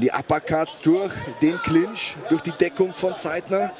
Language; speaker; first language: German; native; German